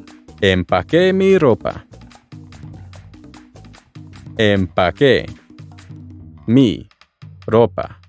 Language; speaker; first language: Spanish; non-native, learner; English